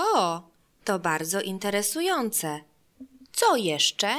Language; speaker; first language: Polish; non-native, fluent; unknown